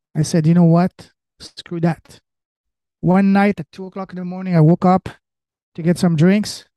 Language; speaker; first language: English; early bilingual, other home language; French